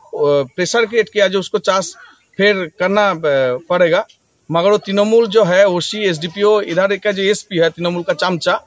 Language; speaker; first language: Hindi; non-native, local second language; Bangla